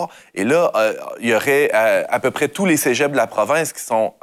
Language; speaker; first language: French; native; French